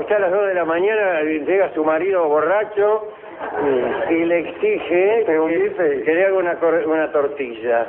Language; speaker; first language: Spanish; native; Spanish